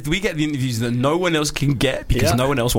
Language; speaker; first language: English; native; English